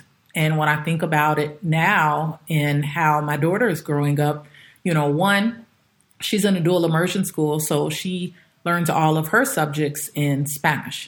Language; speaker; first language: English; native; English